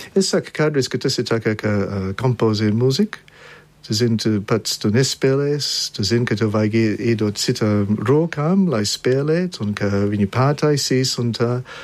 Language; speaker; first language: Latvian; early bilingual, heritage; Latvian